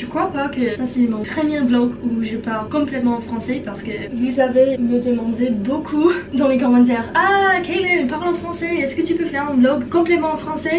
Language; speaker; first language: French; non-native, learner; English